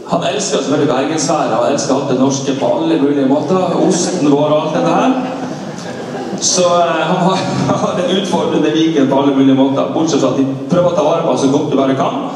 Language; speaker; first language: Norwegian; native; Norwegian